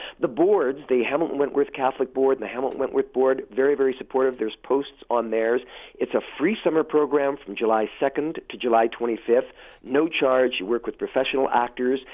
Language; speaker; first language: English; native; English